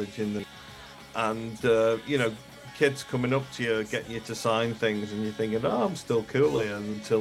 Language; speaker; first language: English; native; English